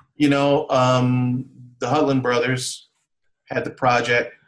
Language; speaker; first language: English; native; English